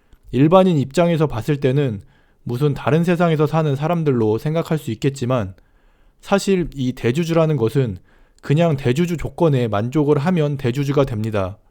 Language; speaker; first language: Korean; native; Korean